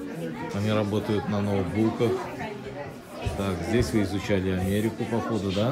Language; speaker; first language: Russian; native; Russian